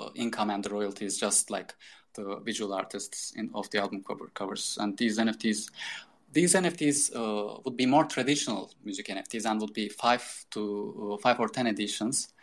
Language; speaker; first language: English; non-native, fluent; Turkish